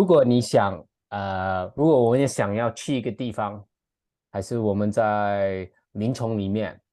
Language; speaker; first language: Chinese; non-native, fluent; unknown